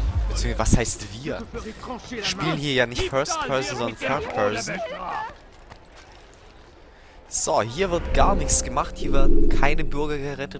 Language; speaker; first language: German; native; German